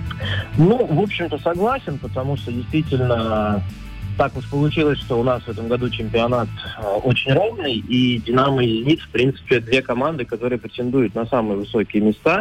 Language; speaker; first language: Russian; native; Russian